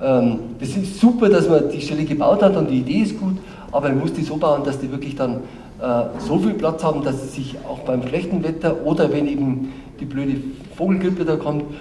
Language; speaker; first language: German; native; German